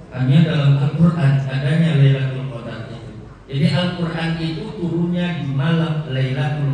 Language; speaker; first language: Indonesian; non-native, local second language; Minangkabau